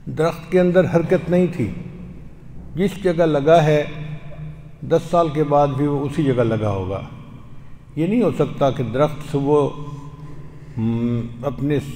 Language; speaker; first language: Urdu; non-native, local second language; Punjabi